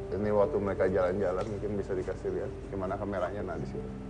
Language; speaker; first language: Indonesian; native; Indonesian